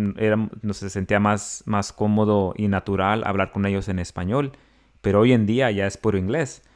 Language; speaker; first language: Spanish; early bilingual, other home language; English